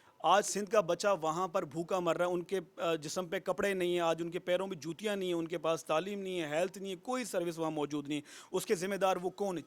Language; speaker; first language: Urdu; non-native, local second language; Sindhi